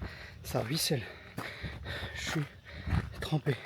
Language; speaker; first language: French; native; French